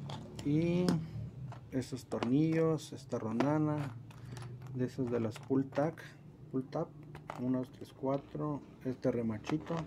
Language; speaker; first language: Spanish; native; Spanish